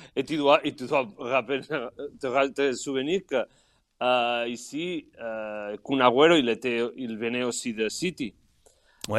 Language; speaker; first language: French; non-native, fluent; Catalan